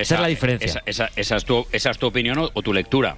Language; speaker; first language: Spanish; native; Spanish